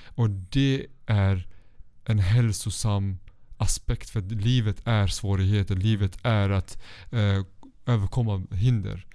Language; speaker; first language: Swedish; early bilingual, other home language; Kurdish